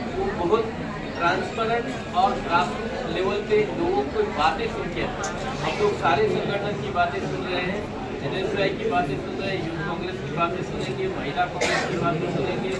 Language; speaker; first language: Hindi; non-native, local second language; Marathi